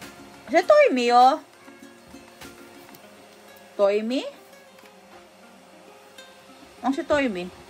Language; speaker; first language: Finnish; non-native, learner; Filipino